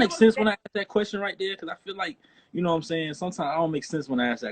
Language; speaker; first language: English; native; English